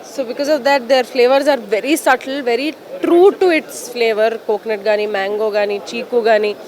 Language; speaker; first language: English; non-native, local second language; Telugu